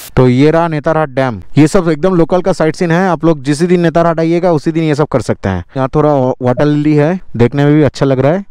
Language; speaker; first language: Hindi; non-native, local second language; Bangla